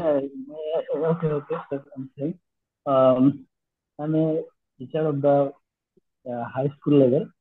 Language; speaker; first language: English; non-native, learner; Bangla